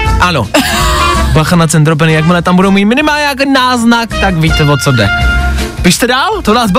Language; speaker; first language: Czech; native; Czech